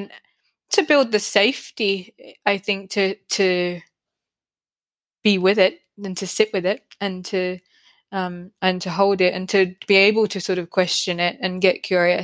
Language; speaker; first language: English; native; English